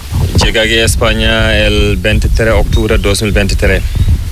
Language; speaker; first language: Spanish; non-native, learner; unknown